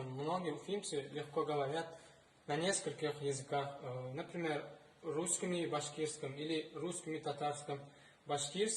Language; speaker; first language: Russian; non-native, fluent; Turkmen